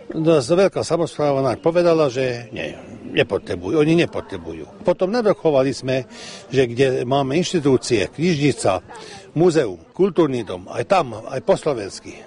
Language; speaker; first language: Slovak; early bilingual, heritage; Slovak